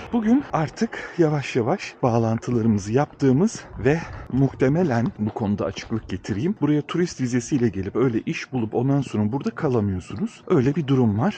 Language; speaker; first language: Turkish; early bilingual, heritage; Turkish